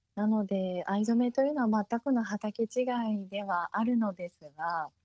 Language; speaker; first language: Japanese; early bilingual, heritage; Japanese